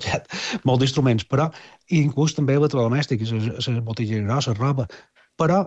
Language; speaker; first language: Catalan; native; Catalan